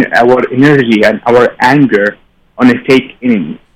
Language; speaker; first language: English; non-native, fluent; Arabic